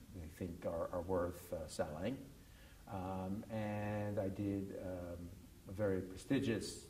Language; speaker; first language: English; native; English